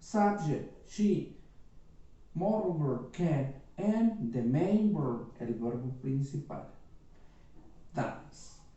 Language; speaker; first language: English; non-native, fluent; Spanish